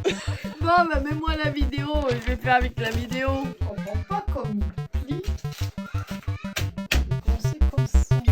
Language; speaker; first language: French; native; French